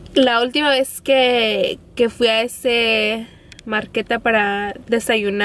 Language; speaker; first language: Spanish; early bilingual, heritage; Spanish